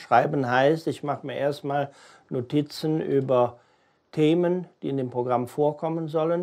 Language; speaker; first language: German; native; German